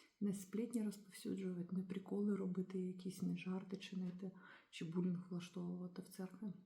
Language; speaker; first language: Ukrainian; non-native, local second language; Russian